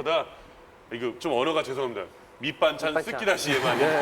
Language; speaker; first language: Korean; native; Korean